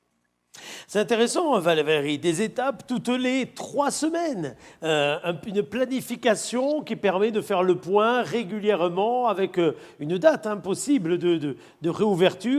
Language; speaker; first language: French; native; French